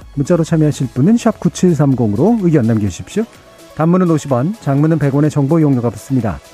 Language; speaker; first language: Korean; native; Korean